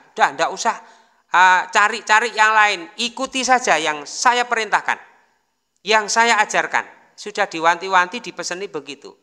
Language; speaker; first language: Indonesian; non-native, local second language; Javanese